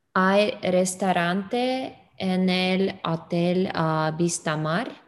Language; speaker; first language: Spanish; non-native, learner; English